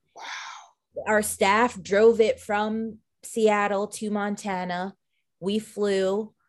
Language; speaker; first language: English; native; English